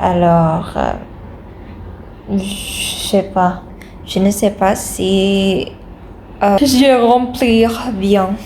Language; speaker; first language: French; non-native, learner; Indonesian